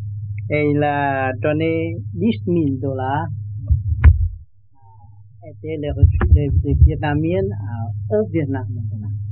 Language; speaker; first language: French; non-native, learner; Vietnamese